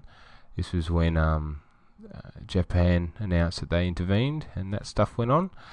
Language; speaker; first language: English; native; English